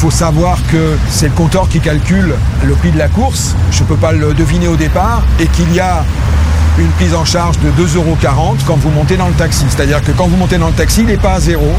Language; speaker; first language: French; native; French